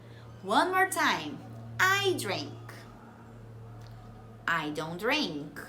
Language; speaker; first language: English; non-native, fluent; Portuguese